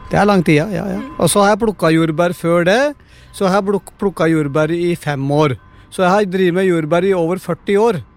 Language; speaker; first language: Norwegian; non-native, fluent; Punjabi